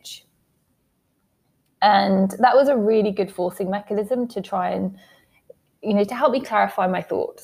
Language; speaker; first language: English; native; English